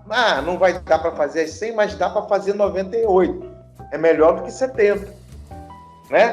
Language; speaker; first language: Portuguese; native; Portuguese